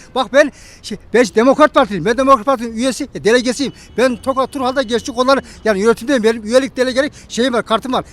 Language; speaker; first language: Turkish; native; Turkish